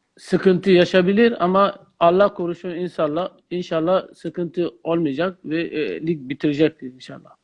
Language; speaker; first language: Turkish; non-native, learner; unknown